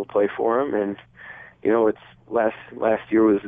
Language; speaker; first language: English; native; English